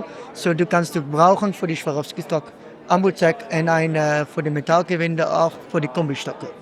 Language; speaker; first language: German; non-native, learner; Dutch